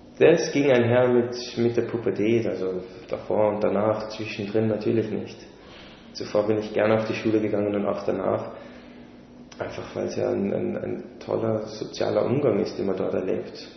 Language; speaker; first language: German; native; German